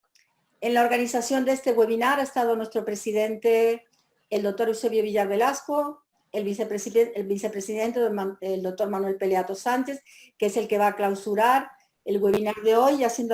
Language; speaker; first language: Spanish; native; Spanish